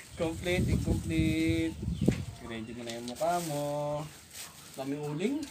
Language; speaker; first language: Filipino; non-native, local second language; Cebuano